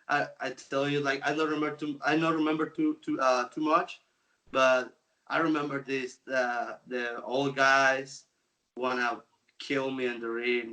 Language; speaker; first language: English; non-native, local second language; Spanish